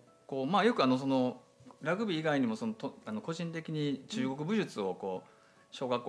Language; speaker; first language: Japanese; native; Japanese